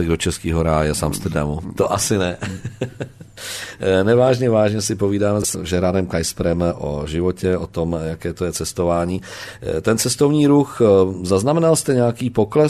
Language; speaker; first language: Czech; native; Czech